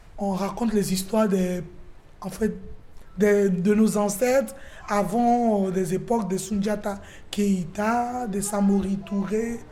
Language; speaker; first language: French; non-native, local second language; Mandingo